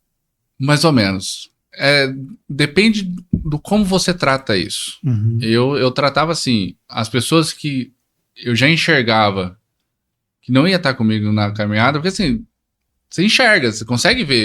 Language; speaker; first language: Portuguese; native; Portuguese